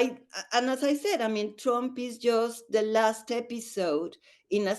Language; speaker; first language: English; non-native, fluent; Spanish